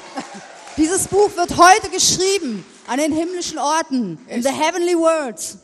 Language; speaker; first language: German; native; German